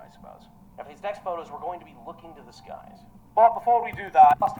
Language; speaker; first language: English; native; English